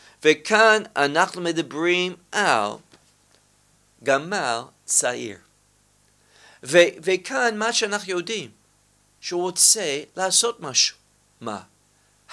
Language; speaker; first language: Hebrew; non-native, fluent; English